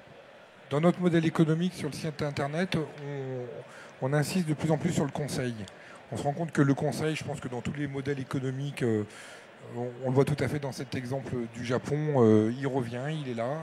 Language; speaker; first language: French; native; French